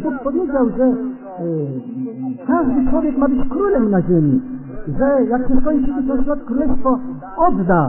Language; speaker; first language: Polish; native; Polish